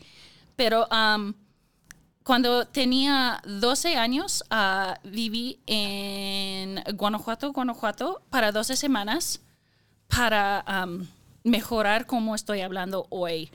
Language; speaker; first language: Spanish; non-native, fluent; English